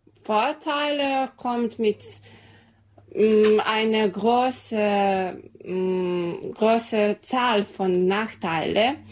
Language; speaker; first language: German; non-native, learner; Serbian